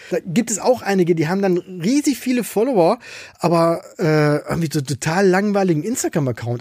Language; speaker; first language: German; native; German